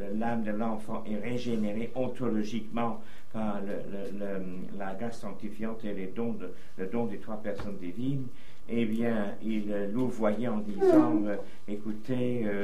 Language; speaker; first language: French; native; French